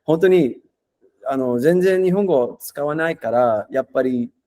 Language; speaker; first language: Japanese; non-native, learner; English